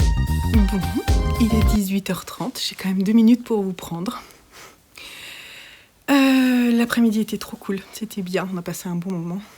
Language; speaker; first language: French; native; French